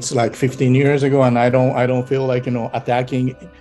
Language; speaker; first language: English; non-native, fluent; Japanese